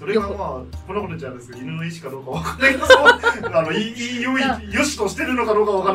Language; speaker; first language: Japanese; native; Japanese